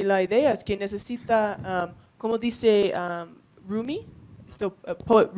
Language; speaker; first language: Spanish; non-native, learner; English